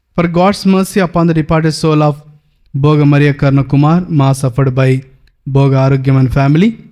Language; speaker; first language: English; non-native, local second language; Telugu